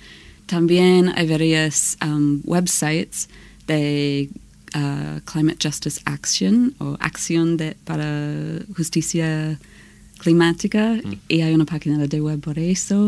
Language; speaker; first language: Spanish; non-native, learner; English